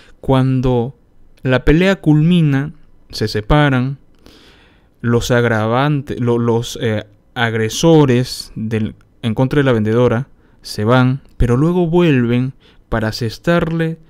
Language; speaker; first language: Spanish; native; Spanish